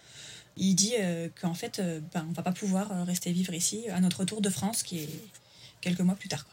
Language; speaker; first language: French; native; French